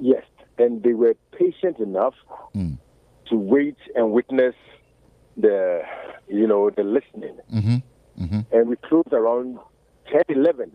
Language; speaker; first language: English; non-native, local second language; Akan